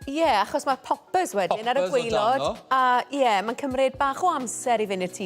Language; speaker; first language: Welsh; native; Welsh